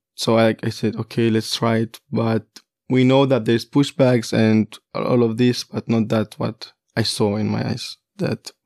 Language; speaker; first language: English; non-native, fluent; Kurdish